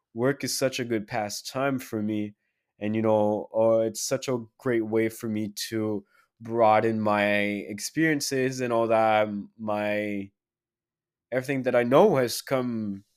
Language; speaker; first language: English; native; English